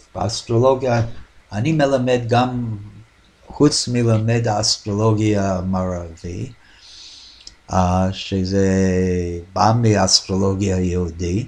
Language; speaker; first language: Hebrew; non-native, fluent; English